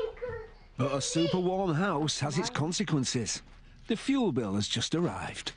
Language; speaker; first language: English; native; English